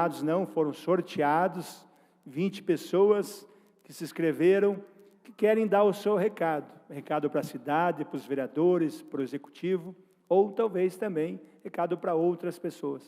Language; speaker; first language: Portuguese; native; Portuguese